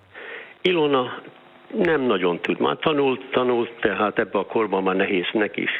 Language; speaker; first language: Hungarian; early bilingual, heritage; Hungarian